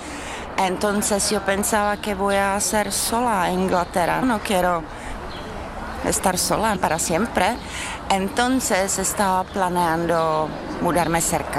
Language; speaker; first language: Spanish; non-native, fluent; Czech